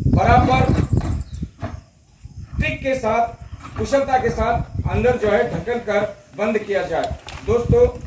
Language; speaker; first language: Hindi; non-native, local second language; Marathi